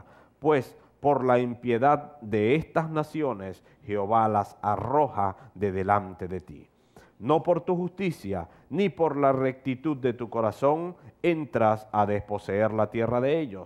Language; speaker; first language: Spanish; native; Spanish